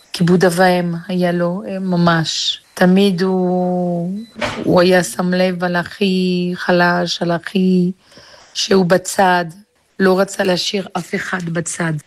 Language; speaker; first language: Hebrew; non-native, fluent; French